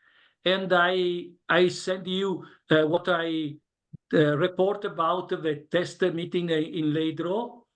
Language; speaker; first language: English; non-native, learner; Italian